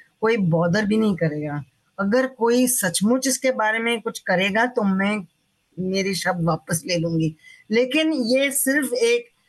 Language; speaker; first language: Hindi; non-native, local second language; Marathi